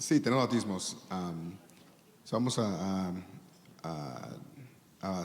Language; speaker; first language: Spanish; early bilingual, heritage; Spanish